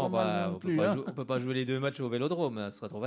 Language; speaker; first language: French; native; French